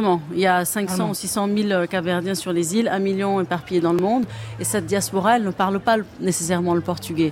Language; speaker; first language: French; non-native, fluent; Kabuverdianu